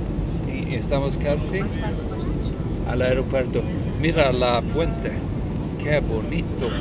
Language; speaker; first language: Spanish; non-native, learner; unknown